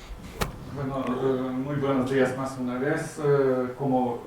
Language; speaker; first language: Spanish; non-native, fluent; Hungarian